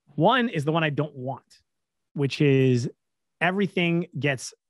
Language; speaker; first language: English; native; English